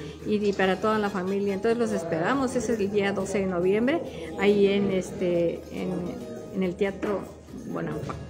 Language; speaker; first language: Spanish; native; Spanish